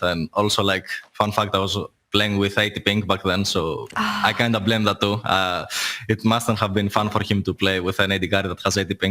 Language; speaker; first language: English; non-native, fluent; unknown